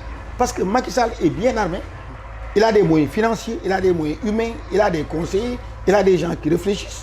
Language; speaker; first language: French; non-native, local second language; Wolof